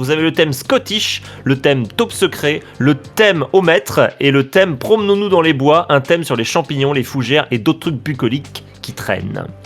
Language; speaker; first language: French; native; French